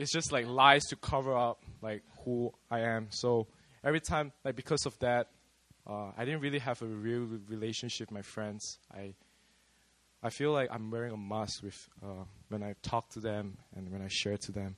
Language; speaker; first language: English; non-native, local second language; Chinese